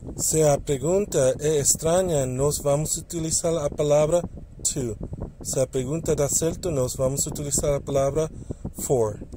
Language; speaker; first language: Portuguese; non-native, learner; English